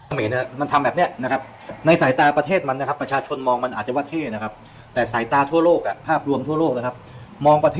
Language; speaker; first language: Thai; native; Thai